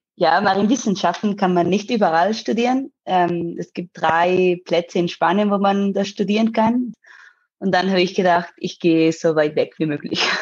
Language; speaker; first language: German; non-native, fluent; Spanish